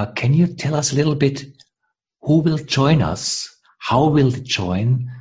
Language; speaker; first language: English; non-native, fluent; German